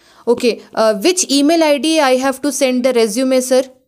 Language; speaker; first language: English; non-native, local second language; Telugu